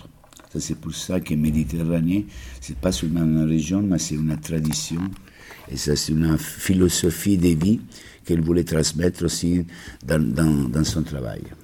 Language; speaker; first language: French; non-native, learner; Italian